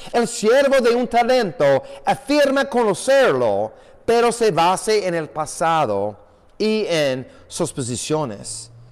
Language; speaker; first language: Spanish; non-native, fluent; English